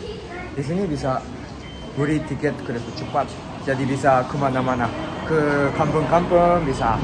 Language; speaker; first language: Indonesian; non-native, fluent; Japanese